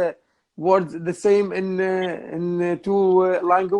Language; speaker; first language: English; non-native, learner; Arabic